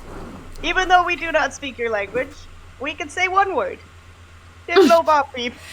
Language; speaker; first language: English; native; English